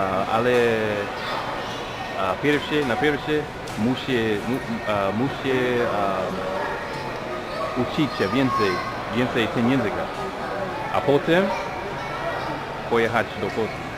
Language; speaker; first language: Polish; non-native, learner; English